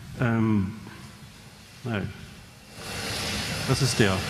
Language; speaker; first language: German; native; German